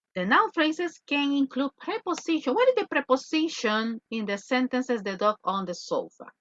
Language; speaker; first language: English; non-native, fluent; Spanish